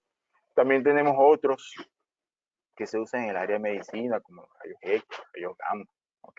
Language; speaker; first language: Spanish; native; Spanish